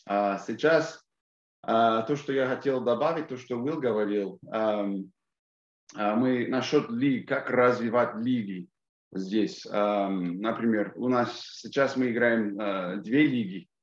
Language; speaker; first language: Russian; non-native, fluent; English